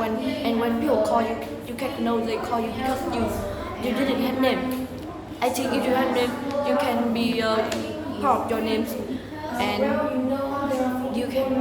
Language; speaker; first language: English; non-native, learner; Vietnamese